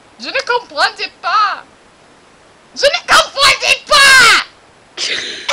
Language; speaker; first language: French; non-native, learner; English